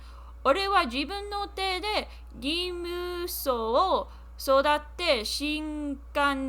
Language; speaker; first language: Japanese; non-native, learner; English